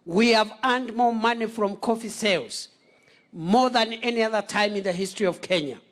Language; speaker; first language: English; non-native, local second language; Swahili